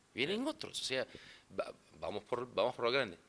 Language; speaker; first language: Spanish; non-native, fluent; Portuguese